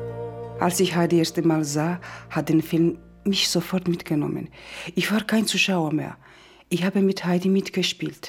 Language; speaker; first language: German; non-native, learner; Georgian